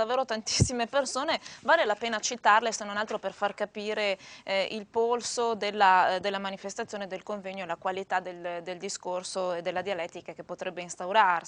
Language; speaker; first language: Italian; native; Italian